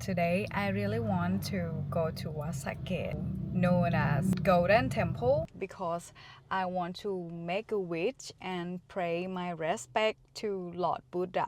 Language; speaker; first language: English; non-native, learner; Thai